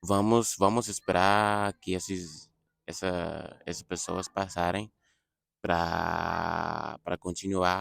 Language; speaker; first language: Portuguese; non-native, fluent; English